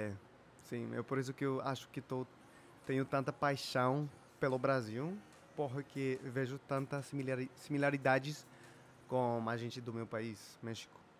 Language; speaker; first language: Portuguese; non-native, fluent; Spanish